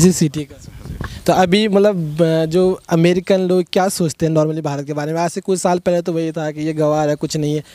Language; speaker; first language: Hindi; native; Hindi